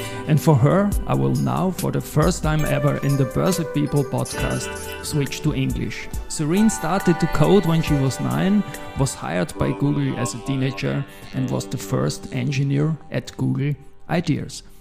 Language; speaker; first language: English; non-native, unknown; German